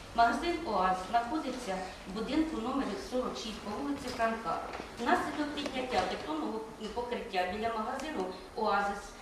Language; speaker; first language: Ukrainian; native; Ukrainian